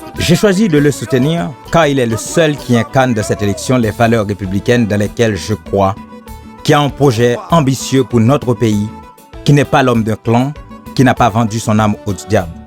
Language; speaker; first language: French; non-native, local second language; Haitian Creole